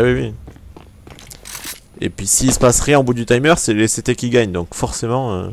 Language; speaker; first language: French; native; French